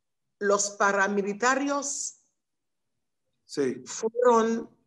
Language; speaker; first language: Spanish; non-native, learner; Haitian Creole